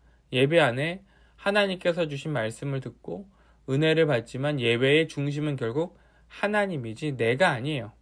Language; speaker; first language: Korean; native; Korean